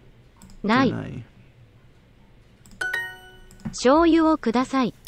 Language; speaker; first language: Japanese; non-native, learner; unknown